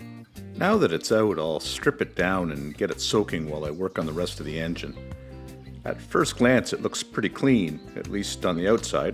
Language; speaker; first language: English; native; English